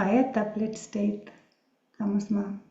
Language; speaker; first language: German; non-native, learner; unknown